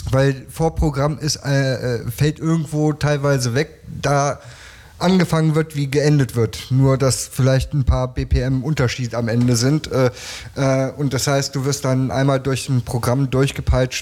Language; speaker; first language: German; native; German